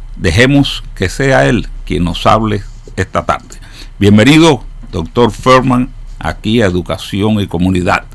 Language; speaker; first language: Spanish; native; Spanish